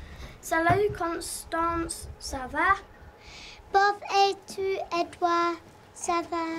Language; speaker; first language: French; non-native, learner; English